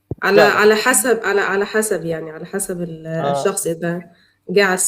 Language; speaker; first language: Arabic; native; Arabic